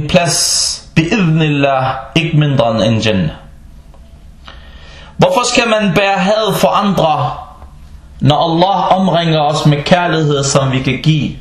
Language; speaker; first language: Danish; non-native, fluent; Arabic